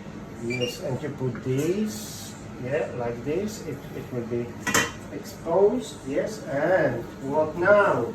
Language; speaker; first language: English; non-native, fluent; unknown